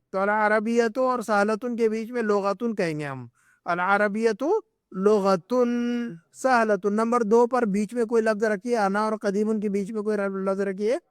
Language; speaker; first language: Urdu; native; Urdu